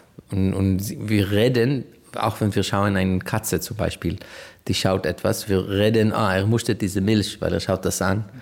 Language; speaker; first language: German; non-native, fluent; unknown